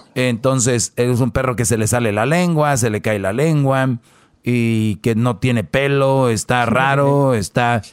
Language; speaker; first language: Spanish; native; Spanish